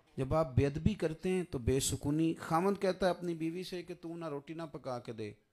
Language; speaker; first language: Urdu; non-native, local second language; Punjabi